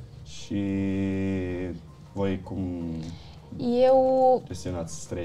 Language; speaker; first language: Romanian; early bilingual, heritage; Italian